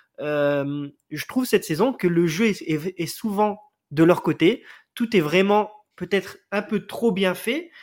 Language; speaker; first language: French; native; French